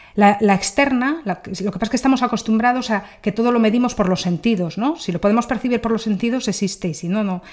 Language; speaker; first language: Spanish; native; Spanish